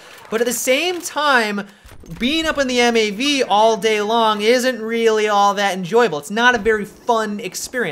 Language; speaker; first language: English; native; English